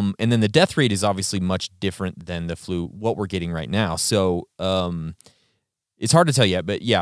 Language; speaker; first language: English; native; English